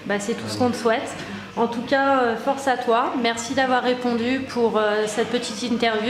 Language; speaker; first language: French; native; French